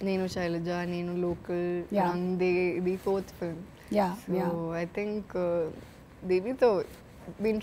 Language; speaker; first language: Telugu; non-native, fluent; Malayalam